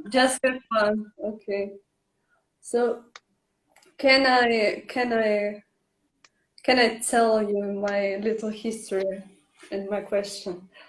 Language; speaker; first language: English; non-native, learner; Russian